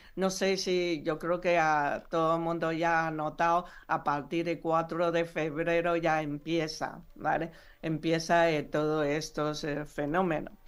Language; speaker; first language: Spanish; non-native, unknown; Chinese